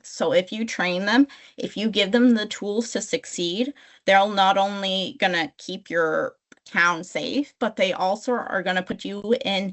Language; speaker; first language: English; native; English